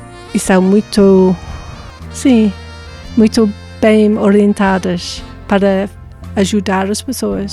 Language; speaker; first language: Portuguese; non-native, fluent; English